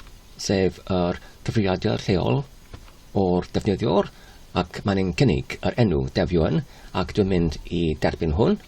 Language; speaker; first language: Welsh; non-native, learner; Polish